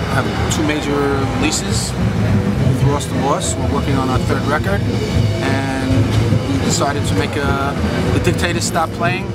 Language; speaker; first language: English; native; English